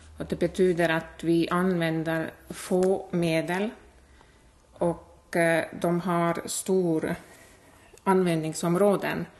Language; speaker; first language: Swedish; non-native, fluent; Estonian